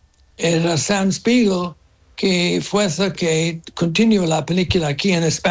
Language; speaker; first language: Spanish; non-native, learner; English